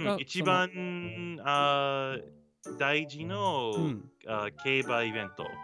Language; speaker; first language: Japanese; non-native, learner; English